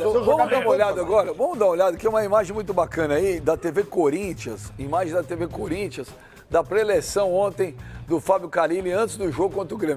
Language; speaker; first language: Portuguese; native; Portuguese